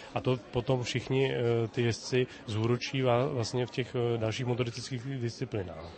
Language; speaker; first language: Czech; native; Czech